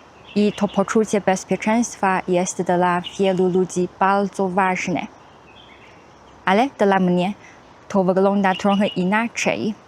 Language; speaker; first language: Polish; non-native, fluent; Chinese